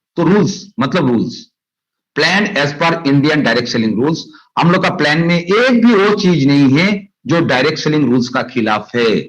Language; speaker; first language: Hindi; non-native, local second language; Bangla